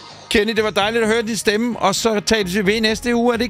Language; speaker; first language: Danish; native; Danish